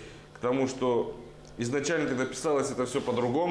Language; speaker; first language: Russian; native; Russian